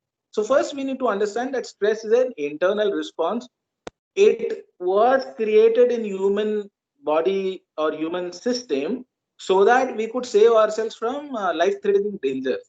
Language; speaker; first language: English; non-native, local second language; Marathi